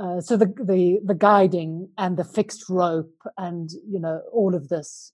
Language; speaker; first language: English; native; English